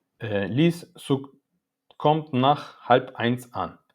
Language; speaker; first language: German; non-native, learner; Turkish